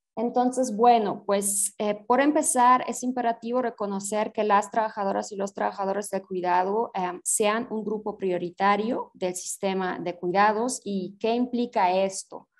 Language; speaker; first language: Spanish; non-native, fluent; German